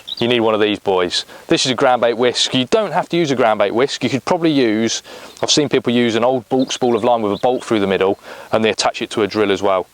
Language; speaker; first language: English; native; English